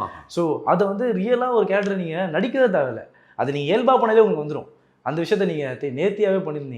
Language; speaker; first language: Tamil; native; Tamil